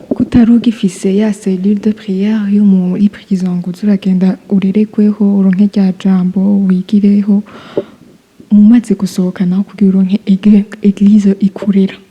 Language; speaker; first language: Rundi; native; Rundi